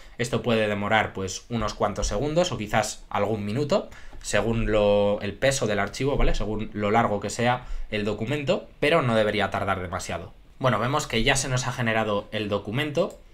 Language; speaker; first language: Spanish; native; Spanish